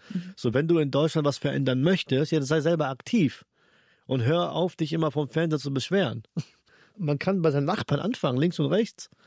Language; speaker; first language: German; early bilingual, other home language; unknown